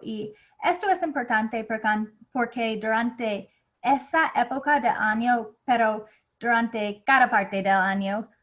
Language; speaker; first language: Spanish; non-native, fluent; English